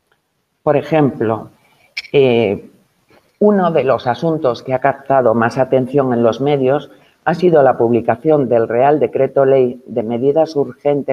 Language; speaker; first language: Spanish; native; Spanish